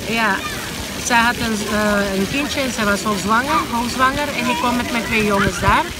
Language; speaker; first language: Dutch; non-native, learner; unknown